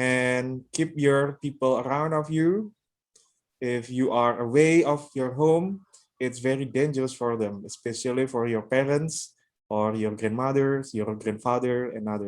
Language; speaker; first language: English; non-native, local second language; Indonesian